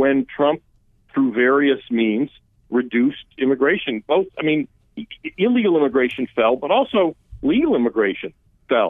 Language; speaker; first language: English; early bilingual, other home language; Armenian